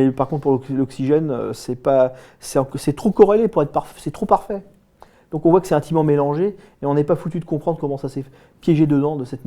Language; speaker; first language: French; native; French